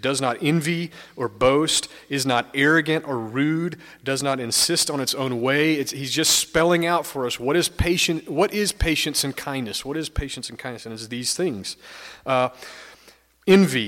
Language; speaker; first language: English; native; English